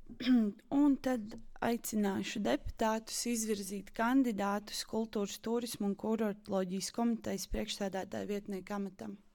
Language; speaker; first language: Latvian; native; Latvian